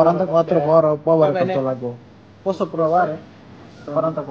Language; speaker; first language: Italian; non-native, learner; Bangla